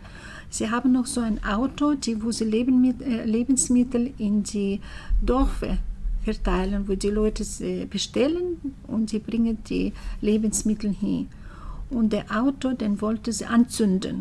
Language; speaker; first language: German; early bilingual, heritage; German